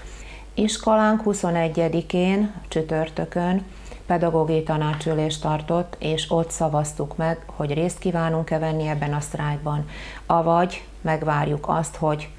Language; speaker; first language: Hungarian; native; Hungarian